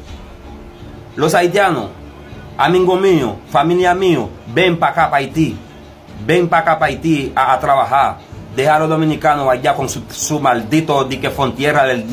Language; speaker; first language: Spanish; non-native, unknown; Haitian Creole